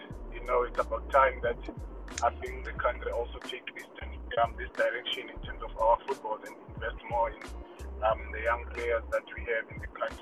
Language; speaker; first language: English; non-native, local second language; Xhosa